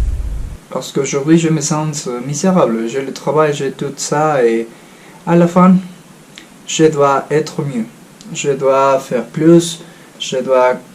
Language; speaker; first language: French; non-native, fluent; Spanish